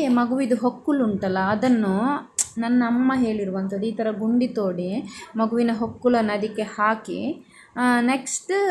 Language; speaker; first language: Kannada; non-native, local second language; Tulu